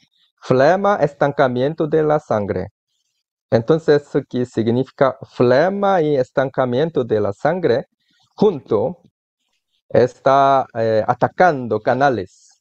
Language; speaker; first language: Spanish; non-native, learner; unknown